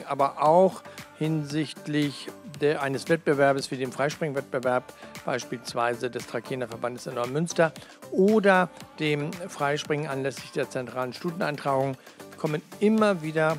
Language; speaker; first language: German; native; German